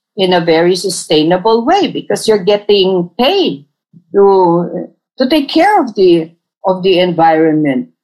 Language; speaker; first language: English; non-native, local second language; Tausug